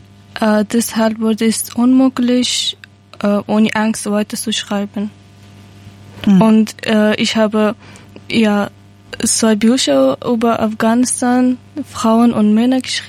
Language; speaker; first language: German; non-native, learner; Persian